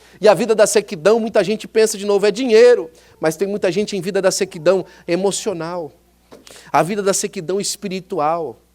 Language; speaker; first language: Portuguese; native; Portuguese